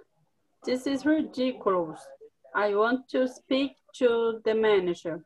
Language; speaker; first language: English; non-native, learner; Portuguese